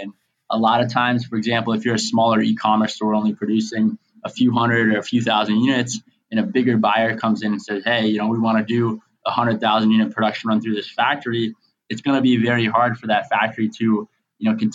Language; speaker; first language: English; native; English